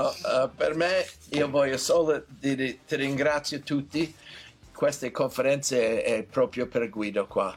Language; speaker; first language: Italian; non-native, fluent; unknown